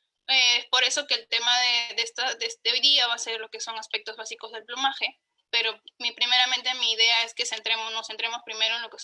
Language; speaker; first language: Spanish; native; Spanish